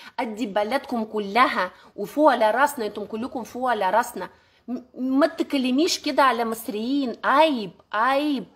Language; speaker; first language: Arabic; non-native, learner; Russian